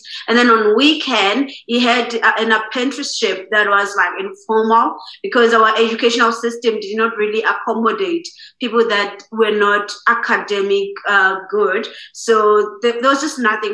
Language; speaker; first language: English; non-native, local second language; Xhosa